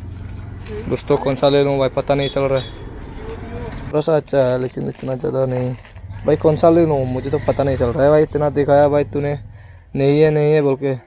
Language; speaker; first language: Hindi; non-native, local second language; Chakma